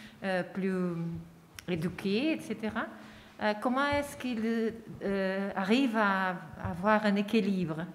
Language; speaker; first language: French; non-native, fluent; Portuguese